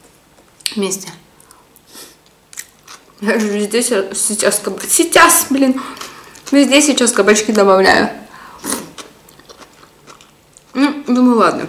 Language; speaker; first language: Russian; native; Russian